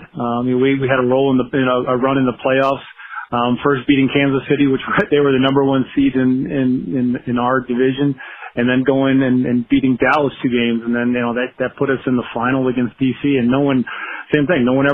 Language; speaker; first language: English; native; English